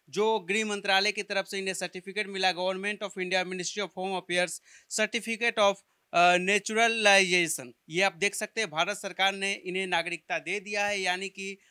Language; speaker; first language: Hindi; native; Hindi